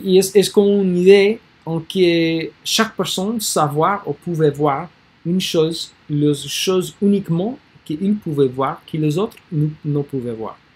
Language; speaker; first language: French; non-native, learner; English